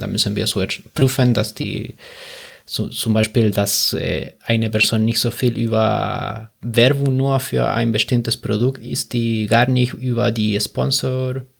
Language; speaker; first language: German; non-native, fluent; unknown